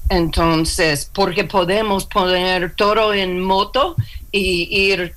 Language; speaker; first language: Spanish; non-native, learner; English